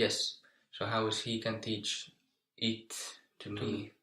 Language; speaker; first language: English; non-native, fluent; Finnish